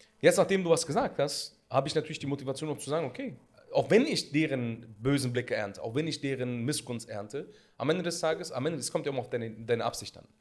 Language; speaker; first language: German; early bilingual, other home language; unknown